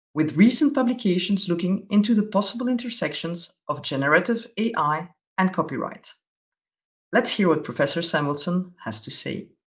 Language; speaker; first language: English; non-native, fluent; Dutch